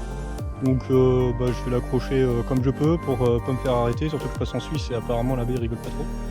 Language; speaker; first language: French; native; French